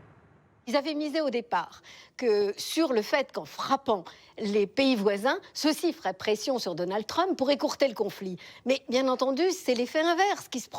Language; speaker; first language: French; native; French